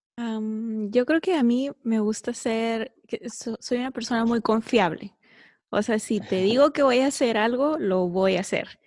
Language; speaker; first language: Spanish; early bilingual, heritage; Spanish